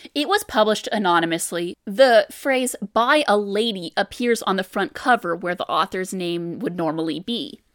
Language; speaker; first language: English; native; English